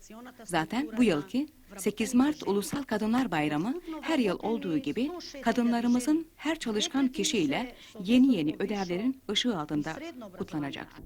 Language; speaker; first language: Turkish; native; Turkish